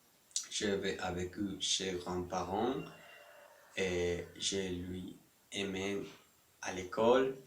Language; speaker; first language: French; non-native, learner; Spanish